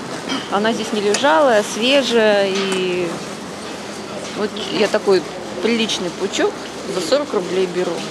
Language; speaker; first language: Russian; native; Russian